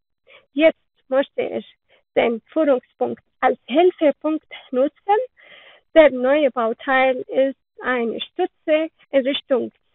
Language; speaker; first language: German; non-native, learner; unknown